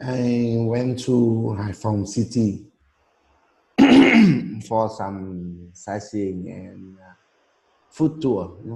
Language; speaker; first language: English; non-native, learner; Vietnamese